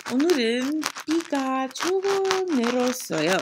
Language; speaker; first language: Korean; non-native, learner; English